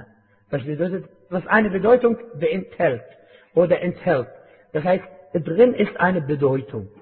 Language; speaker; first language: German; non-native, fluent; Arabic